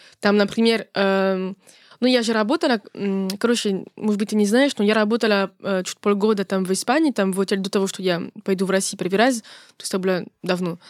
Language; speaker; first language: Russian; non-native, fluent; French